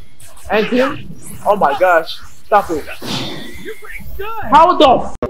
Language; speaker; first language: English; native; English